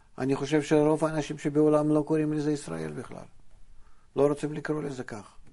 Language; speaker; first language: Hebrew; non-native, fluent; Russian